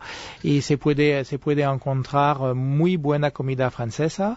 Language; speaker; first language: Spanish; non-native, fluent; French